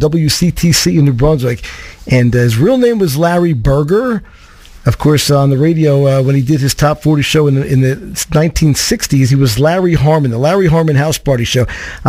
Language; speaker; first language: English; native; English